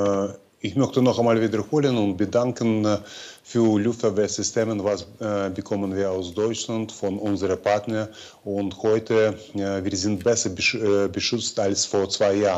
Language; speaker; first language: German; non-native, fluent; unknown